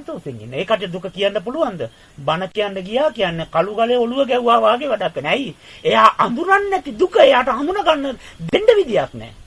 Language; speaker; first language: Sinhala; non-native, fluent; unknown